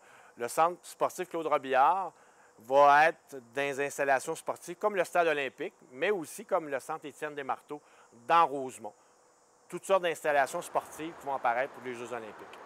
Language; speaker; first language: French; native; French